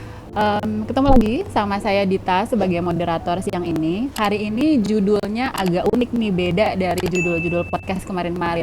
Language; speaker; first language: Indonesian; native; Indonesian